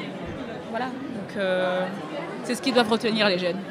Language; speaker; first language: French; native; French